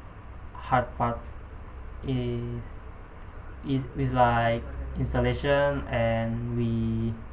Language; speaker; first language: English; non-native, learner; Indonesian